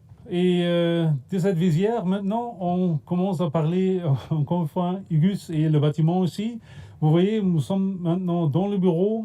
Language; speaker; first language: French; non-native, fluent; German